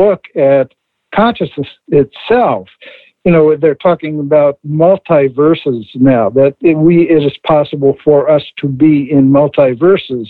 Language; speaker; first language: English; native; English